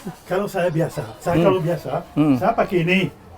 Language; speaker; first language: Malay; non-native, fluent; French